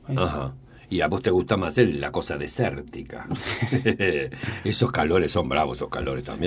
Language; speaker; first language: Spanish; native; Spanish